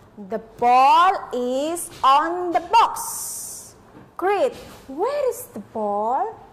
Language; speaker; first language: English; non-native, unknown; Indonesian